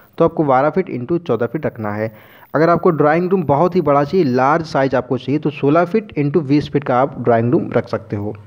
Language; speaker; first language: Hindi; native; Hindi